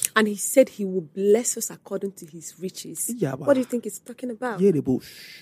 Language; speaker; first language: English; non-native, local second language; Igbo